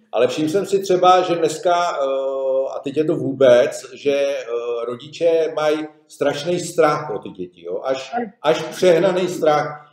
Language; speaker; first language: Czech; native; Czech